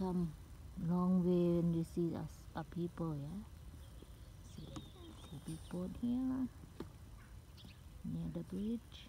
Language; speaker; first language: English; non-native, learner; Thai